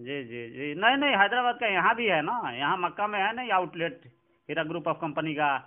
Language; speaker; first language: Hindi; native; Hindi